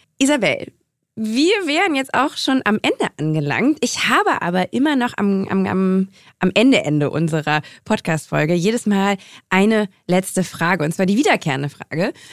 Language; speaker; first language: German; native; German